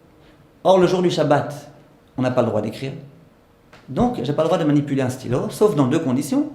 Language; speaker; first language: French; native; French